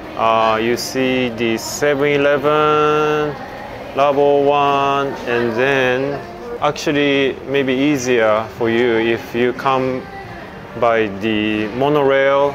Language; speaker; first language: English; non-native, fluent; Japanese